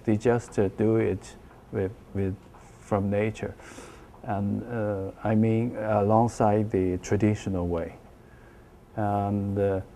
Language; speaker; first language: English; non-native, learner; Chinese